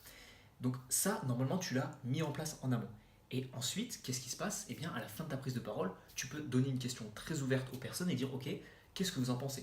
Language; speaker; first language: French; native; French